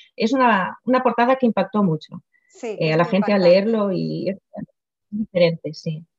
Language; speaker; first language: Spanish; non-native, local second language; Galician